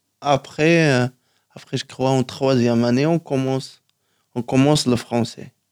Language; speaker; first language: French; non-native, local second language; Kabyle